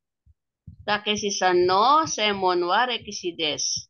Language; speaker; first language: Japanese; non-native, learner; Filipino